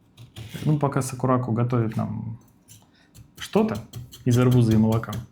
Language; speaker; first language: Russian; native; Russian